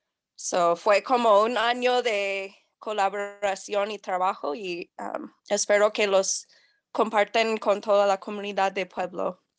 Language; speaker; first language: Spanish; non-native, learner; English